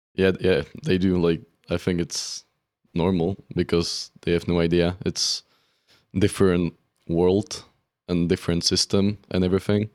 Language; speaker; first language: English; non-native, fluent; Czech